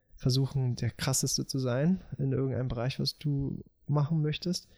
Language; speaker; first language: German; native; German